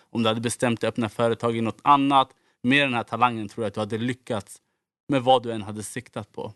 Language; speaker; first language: Swedish; early bilingual, other home language; Somali